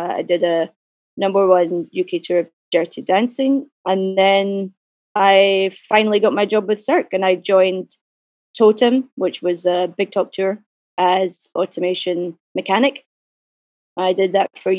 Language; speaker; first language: English; native; English